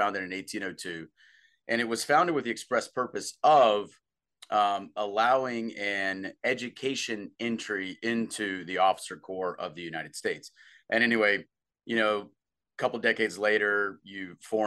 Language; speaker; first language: English; native; English